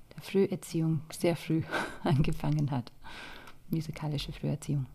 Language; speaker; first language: German; non-native, fluent; English